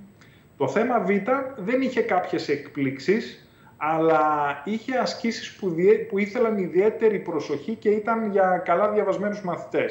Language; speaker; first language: Greek; native; Greek